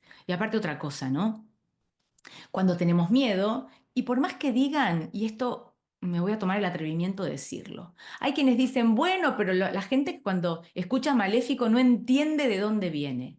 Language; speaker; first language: Spanish; native; Spanish